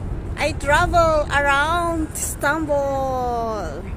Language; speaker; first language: English; non-native, learner; Filipino